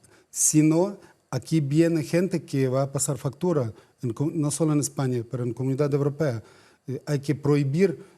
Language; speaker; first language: Spanish; non-native, fluent; Ukrainian